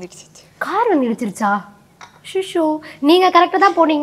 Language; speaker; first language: Tamil; native; Tamil